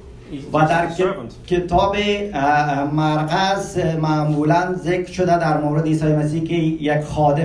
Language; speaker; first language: Persian; early bilingual, heritage; Persian